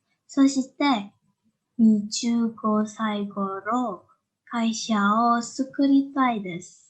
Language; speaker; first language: Japanese; non-native, learner; Indonesian